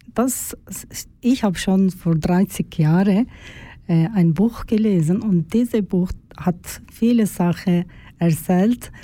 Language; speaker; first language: German; non-native, learner; Turkish